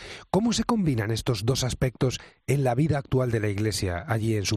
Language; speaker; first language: Spanish; native; Spanish